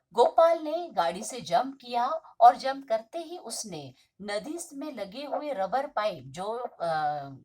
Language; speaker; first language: Hindi; non-native, local second language; Marathi